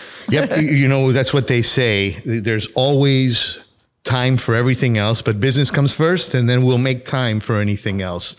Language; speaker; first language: English; native; English